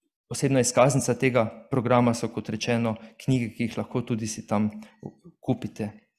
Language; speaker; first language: Slovenian; native; Slovenian